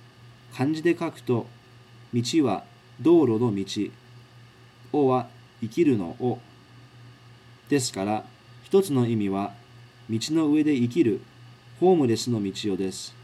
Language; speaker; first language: Japanese; early bilingual, heritage; Japanese